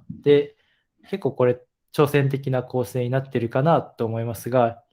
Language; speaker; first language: Japanese; native; Japanese